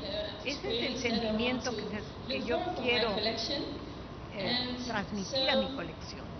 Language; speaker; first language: Spanish; non-native, fluent; Dutch